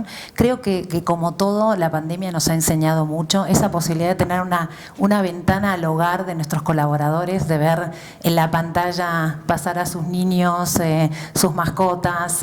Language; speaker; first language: Spanish; native; Spanish